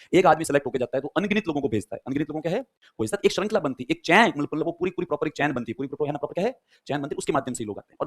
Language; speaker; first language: Hindi; native; Hindi